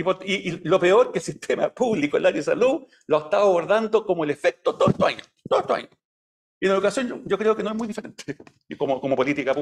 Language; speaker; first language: Spanish; native; Spanish